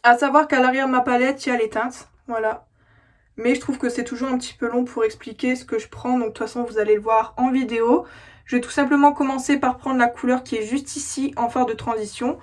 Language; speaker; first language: French; native; French